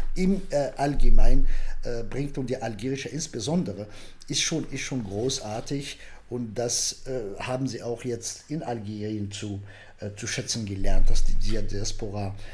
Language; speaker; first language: German; non-native, fluent; Arabic